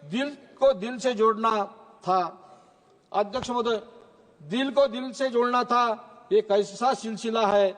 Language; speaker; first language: Hindi; non-native, local second language; Marathi